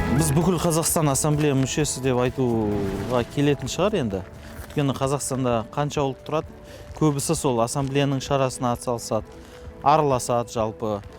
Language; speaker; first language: Kazakh; non-native, local second language; Russian